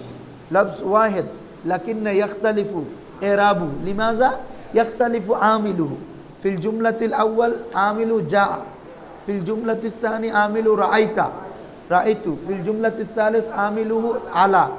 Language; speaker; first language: Arabic; non-native, fluent; Bangla